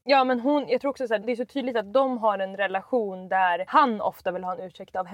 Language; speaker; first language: Swedish; native; Swedish